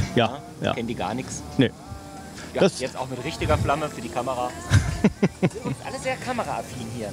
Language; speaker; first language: German; native; German